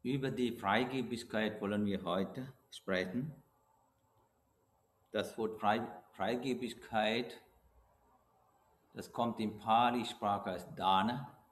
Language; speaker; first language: German; non-native, fluent; Sinhala